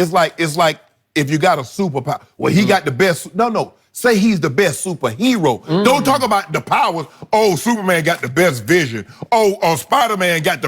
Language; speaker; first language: English; native; English